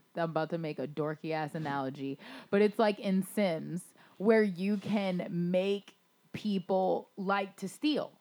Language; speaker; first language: English; native; English